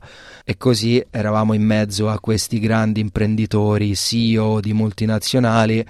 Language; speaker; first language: Italian; native; Italian